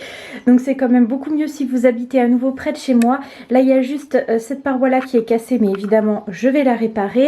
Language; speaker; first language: French; native; French